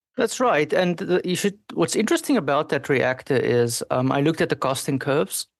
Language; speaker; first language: English; non-native, local second language; Afrikaans